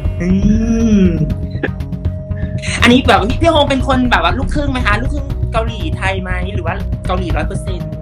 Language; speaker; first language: Thai; native; Thai